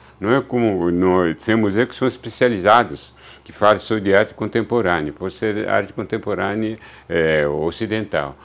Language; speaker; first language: Portuguese; non-native, fluent; Luba-Lulua